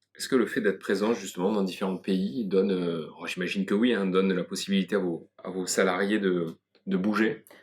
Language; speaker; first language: French; native; French